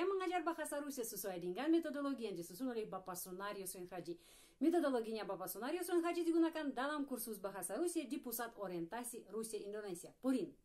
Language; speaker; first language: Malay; non-native, fluent; Russian